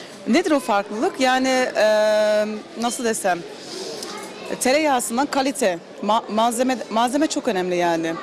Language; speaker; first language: Turkish; early bilingual, heritage; Turkish